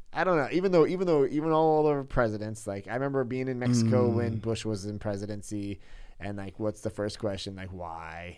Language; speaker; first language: English; native; English